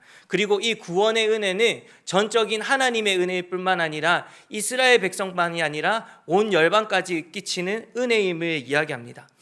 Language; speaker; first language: Korean; native; Korean